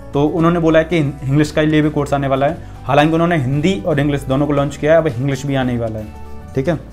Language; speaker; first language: Hindi; native; Hindi